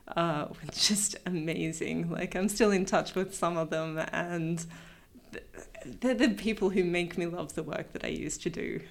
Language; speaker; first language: English; native; English